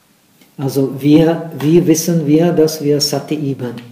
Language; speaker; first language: German; non-native, fluent; Czech